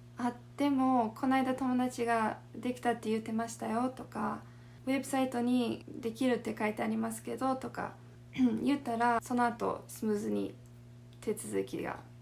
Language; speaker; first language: Japanese; non-native, fluent; English